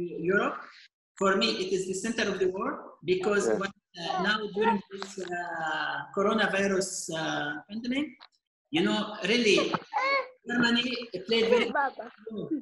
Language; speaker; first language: English; non-native, fluent; Arabic